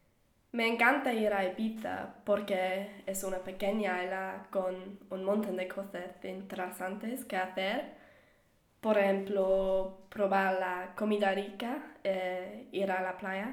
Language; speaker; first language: Spanish; non-native, learner; English